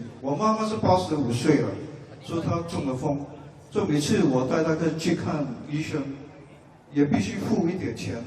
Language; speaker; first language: Chinese; non-native, local second language; English